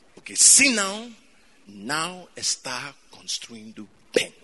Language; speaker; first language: Portuguese; non-native, fluent; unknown